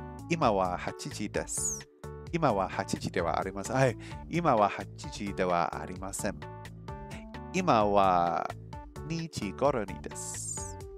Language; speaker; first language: Japanese; non-native, learner; English